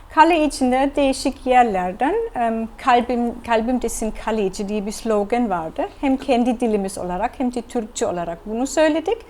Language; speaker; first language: Turkish; non-native, fluent; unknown